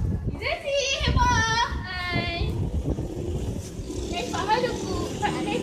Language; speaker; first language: Arabic; non-native, learner; Malay